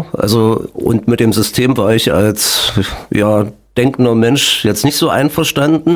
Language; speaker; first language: German; native; German